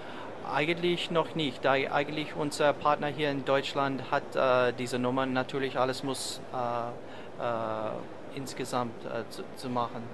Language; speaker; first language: German; non-native, learner; English